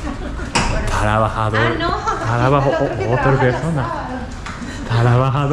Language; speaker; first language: Spanish; non-native, learner; Japanese